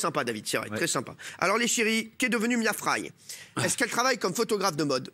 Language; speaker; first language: French; native; French